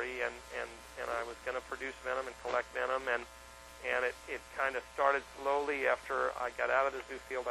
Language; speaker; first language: English; native; English